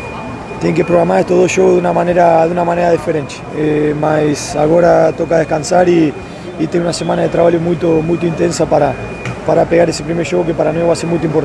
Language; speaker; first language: Portuguese; non-native, learner; Spanish